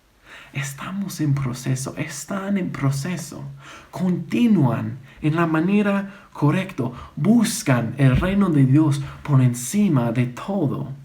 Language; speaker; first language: Spanish; non-native, fluent; English